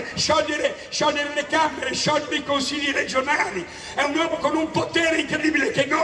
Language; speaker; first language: Italian; native; Italian